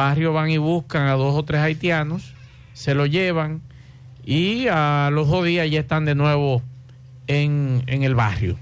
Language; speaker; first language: Spanish; native; Spanish